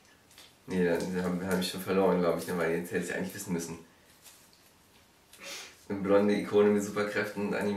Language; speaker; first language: German; native; German